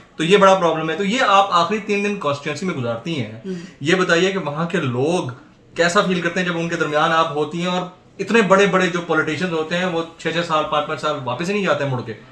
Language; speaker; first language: Urdu; native; Urdu